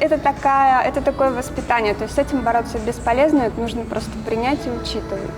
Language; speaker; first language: Russian; native; Russian